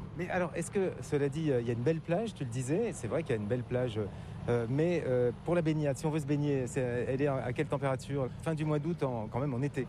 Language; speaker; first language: French; native; French